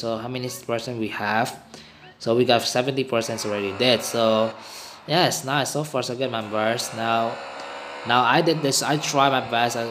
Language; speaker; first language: English; non-native, learner; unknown